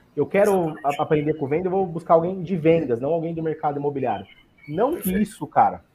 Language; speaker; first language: Portuguese; native; Portuguese